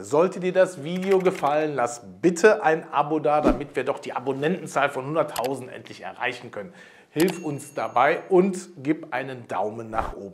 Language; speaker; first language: German; native; German